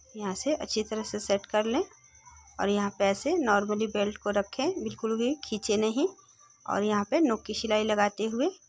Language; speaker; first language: Hindi; native; Hindi